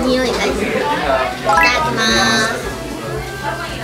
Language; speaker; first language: Japanese; native; Japanese